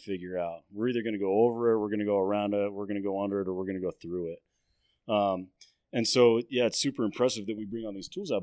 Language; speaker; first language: English; native; English